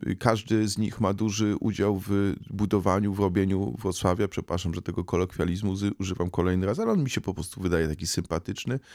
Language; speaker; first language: Polish; native; Polish